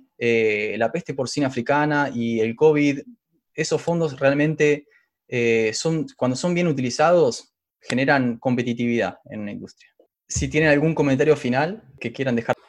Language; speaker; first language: Spanish; native; Spanish